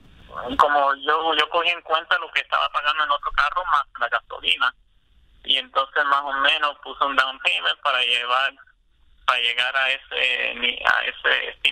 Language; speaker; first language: Spanish; early bilingual, other home language; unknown